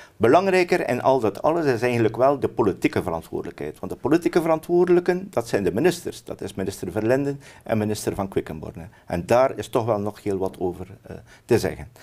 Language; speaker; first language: Dutch; native; Dutch